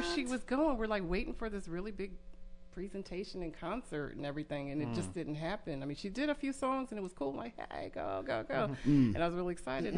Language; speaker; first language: English; native; English